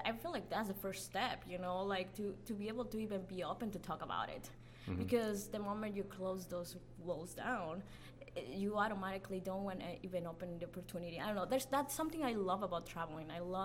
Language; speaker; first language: English; non-native, fluent; Spanish